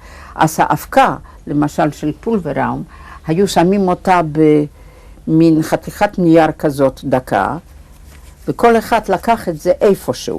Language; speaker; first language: Hebrew; non-native, fluent; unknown